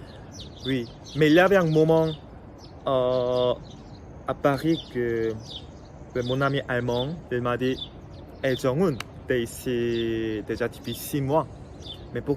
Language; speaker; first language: French; non-native, fluent; Korean